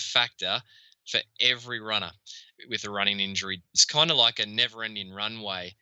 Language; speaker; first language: English; native; English